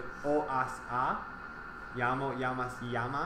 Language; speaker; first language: Spanish; non-native, fluent; English